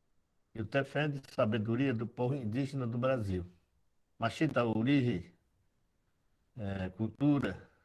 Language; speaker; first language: Portuguese; non-native, local second language; Yanomámi